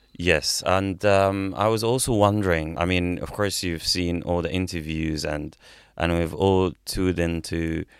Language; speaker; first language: English; non-native, fluent; Arabic